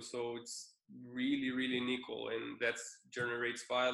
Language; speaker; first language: English; non-native, fluent; Portuguese